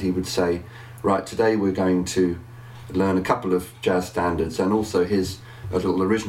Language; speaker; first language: English; native; English